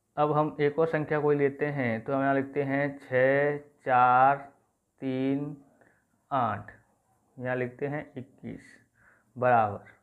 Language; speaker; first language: Hindi; native; Hindi